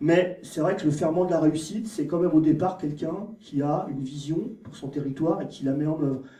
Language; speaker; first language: French; native; French